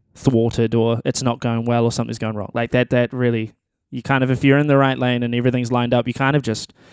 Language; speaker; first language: English; native; English